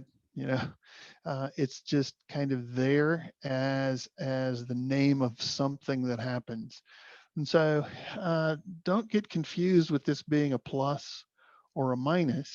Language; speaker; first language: English; native; English